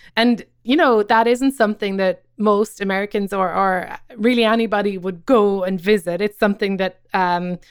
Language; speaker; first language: English; native; English